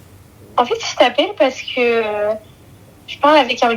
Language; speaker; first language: French; native; French